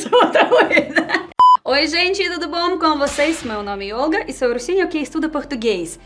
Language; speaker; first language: Portuguese; non-native, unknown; Russian